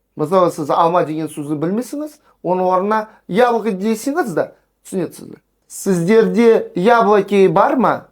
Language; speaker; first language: Kazakh; non-native, local second language; Russian